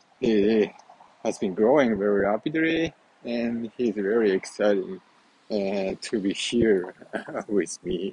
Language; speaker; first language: English; non-native, fluent; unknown